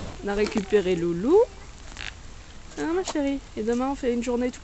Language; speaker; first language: French; native; French